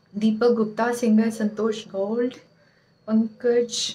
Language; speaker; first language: Hindi; native; Hindi